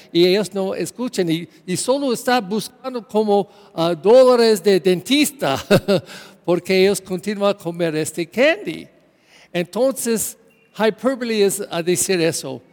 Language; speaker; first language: Spanish; non-native, learner; English